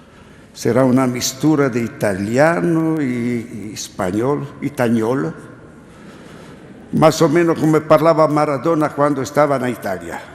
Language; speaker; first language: Spanish; non-native, learner; Italian